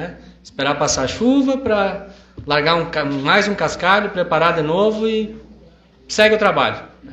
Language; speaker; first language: Portuguese; native; Portuguese